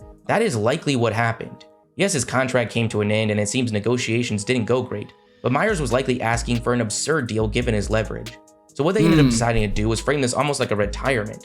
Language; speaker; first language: English; native; English